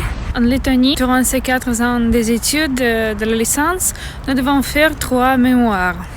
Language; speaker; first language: French; non-native, learner; Russian